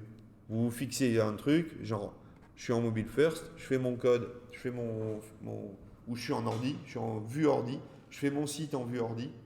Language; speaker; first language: French; native; French